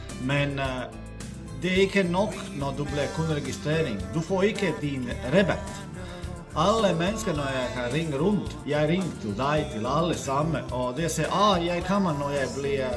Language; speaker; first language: Danish; non-native, fluent; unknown